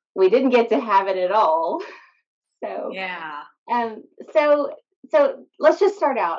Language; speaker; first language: English; native; English